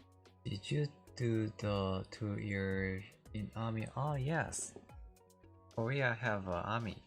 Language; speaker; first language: English; non-native, learner; Korean